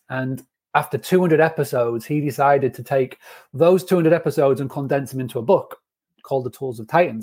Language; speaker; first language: English; native; English